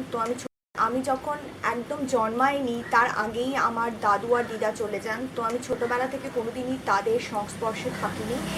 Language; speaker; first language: Bangla; native; Bangla